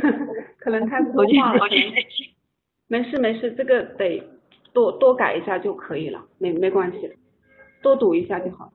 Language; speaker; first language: Chinese; native; Chinese